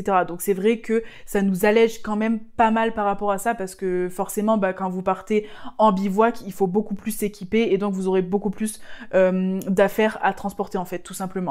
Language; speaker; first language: French; native; French